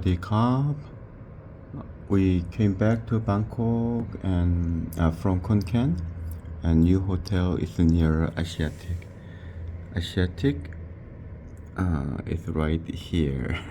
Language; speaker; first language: English; non-native, learner; Korean